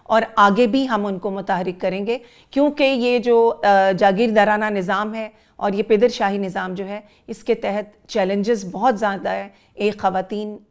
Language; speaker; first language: Urdu; native; Urdu